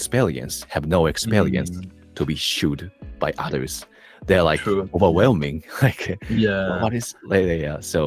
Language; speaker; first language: English; non-native, learner; Japanese